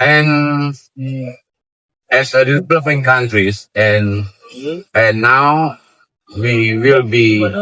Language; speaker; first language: English; non-native, learner; Indonesian